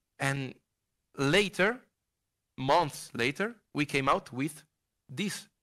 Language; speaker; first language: English; non-native, fluent; Italian